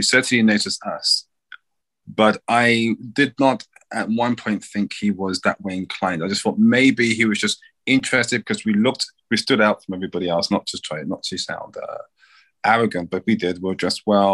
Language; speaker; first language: English; native; English